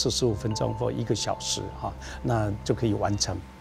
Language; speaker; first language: Chinese; native; Chinese